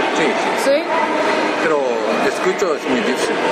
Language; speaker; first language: Spanish; non-native, learner; Japanese